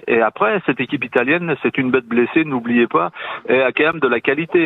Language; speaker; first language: French; native; French